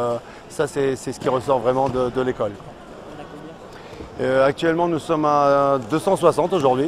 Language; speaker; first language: French; native; French